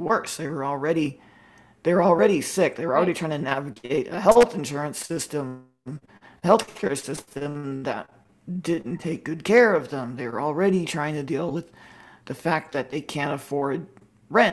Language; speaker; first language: English; native; English